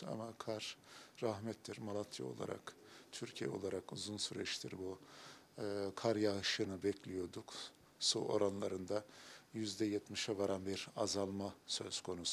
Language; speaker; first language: Turkish; native; Turkish